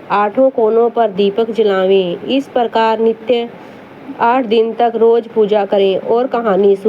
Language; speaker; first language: Hindi; native; Hindi